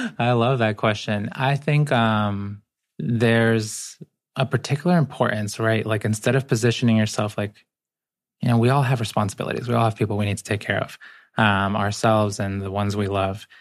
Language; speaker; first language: English; early bilingual, other home language; Spanish